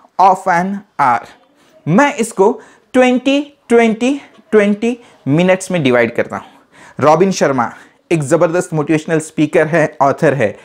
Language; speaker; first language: Hindi; non-native, local second language; Marathi